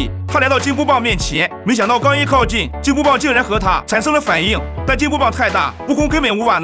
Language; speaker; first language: Chinese; native; Chinese